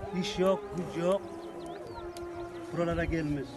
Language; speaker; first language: Turkish; non-native, learner; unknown